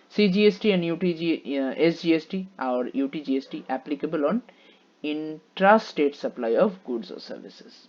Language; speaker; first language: English; non-native, local second language; Bangla